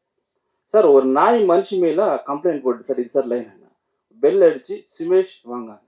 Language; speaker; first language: Tamil; non-native, learner; Telugu